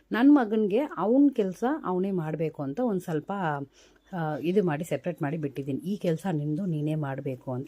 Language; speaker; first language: Kannada; non-native, local second language; Tamil